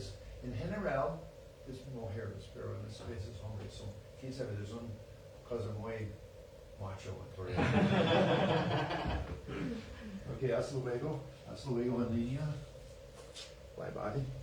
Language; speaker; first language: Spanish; non-native, learner; English